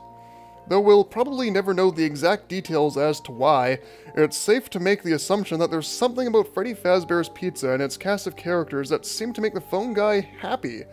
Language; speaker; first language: English; native; English